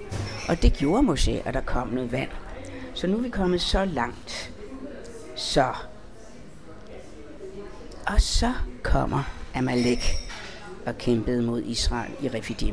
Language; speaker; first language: Danish; native; Danish